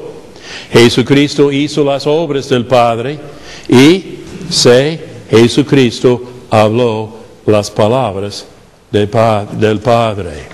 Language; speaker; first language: Spanish; non-native, fluent; English